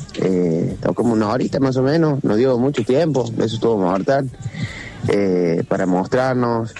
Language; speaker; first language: Spanish; native; Spanish